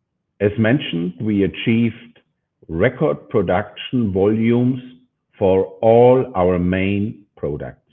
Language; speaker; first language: English; non-native, fluent; German